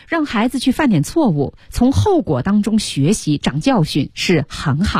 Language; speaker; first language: Chinese; native; Chinese